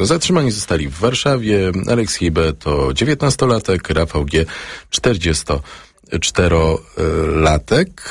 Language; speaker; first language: Polish; native; Polish